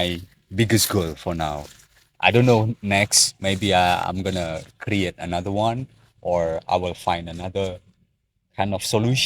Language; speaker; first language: English; non-native, learner; Indonesian